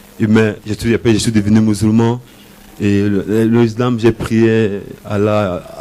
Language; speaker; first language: French; non-native, learner; Portuguese